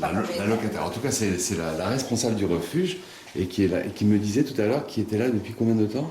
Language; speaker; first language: French; native; French